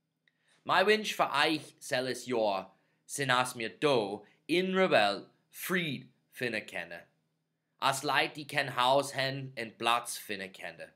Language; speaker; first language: German; non-native, fluent; English